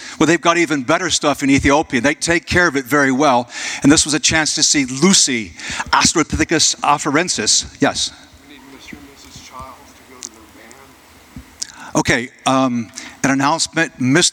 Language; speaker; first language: English; native; English